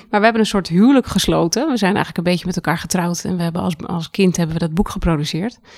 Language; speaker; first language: Dutch; native; Dutch